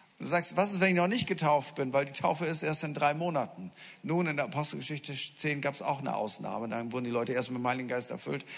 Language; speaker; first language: German; native; German